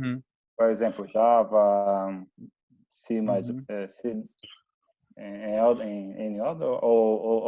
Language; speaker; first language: English; non-native, learner; Portuguese